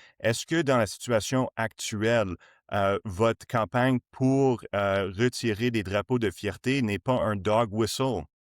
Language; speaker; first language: French; non-native, local second language; English